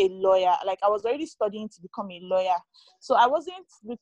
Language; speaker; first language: English; non-native, local second language; Yoruba